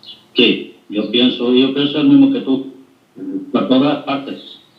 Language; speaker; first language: Spanish; non-native, fluent; French